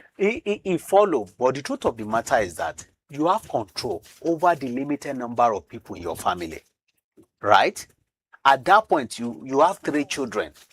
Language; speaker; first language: Nigerian Pidgin; non-native, local second language; Yoruba